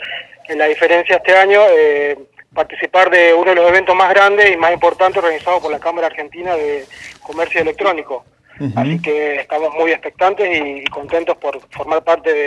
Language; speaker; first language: Spanish; native; Spanish